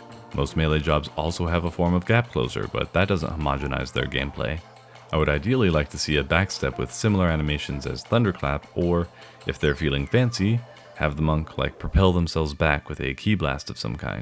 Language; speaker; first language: English; native; English